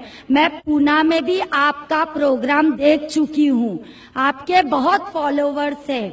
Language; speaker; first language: Hindi; non-native, local second language; Marathi